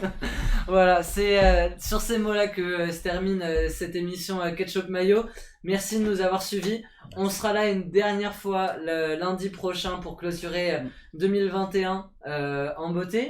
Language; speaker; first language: French; native; French